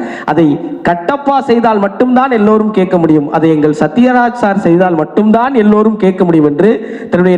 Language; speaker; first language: Tamil; native; Tamil